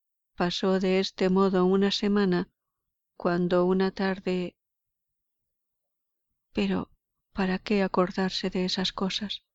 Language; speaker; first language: Spanish; native; Spanish